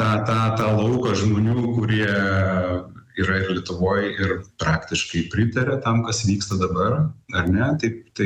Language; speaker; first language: Lithuanian; native; Lithuanian